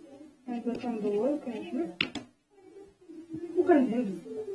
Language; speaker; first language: Arabic; native; Arabic